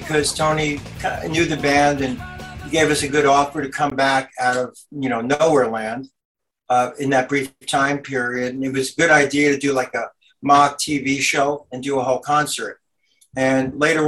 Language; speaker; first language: English; native; English